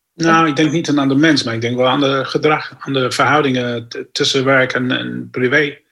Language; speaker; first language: Dutch; non-native, fluent; English